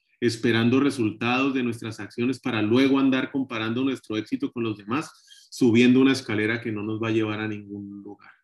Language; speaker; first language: Spanish; native; Spanish